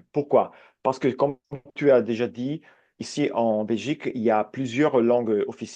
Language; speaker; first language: French; non-native, fluent; Italian